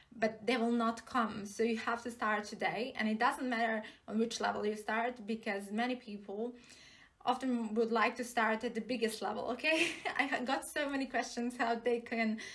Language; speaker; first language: English; non-native, fluent; Serbian